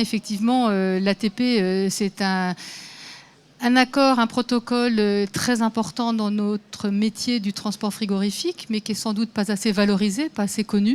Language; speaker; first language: French; native; French